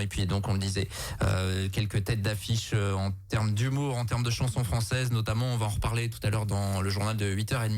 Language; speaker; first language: French; native; French